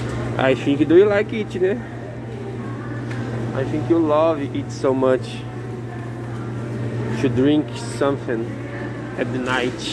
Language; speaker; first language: English; non-native, learner; Portuguese